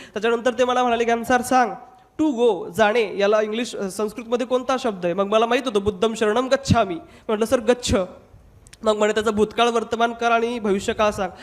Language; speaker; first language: Marathi; non-native, local second language; Hindi